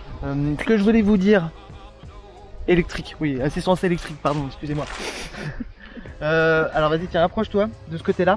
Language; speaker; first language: French; native; French